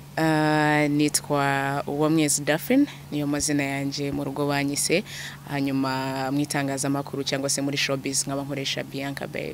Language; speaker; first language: Kinyarwanda; native; Kinyarwanda